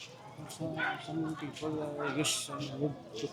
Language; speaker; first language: English; non-native, learner; Hiligaynon